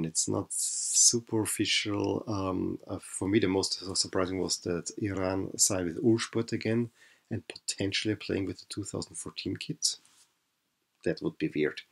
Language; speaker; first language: English; non-native, fluent; German